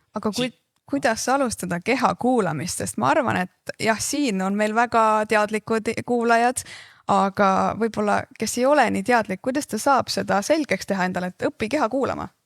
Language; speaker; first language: Estonian; native; Estonian